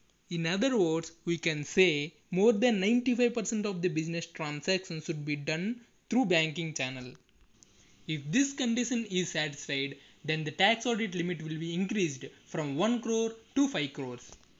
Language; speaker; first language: English; non-native, local second language; Telugu